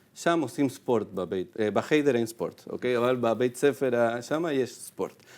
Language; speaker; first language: Hebrew; non-native, fluent; Spanish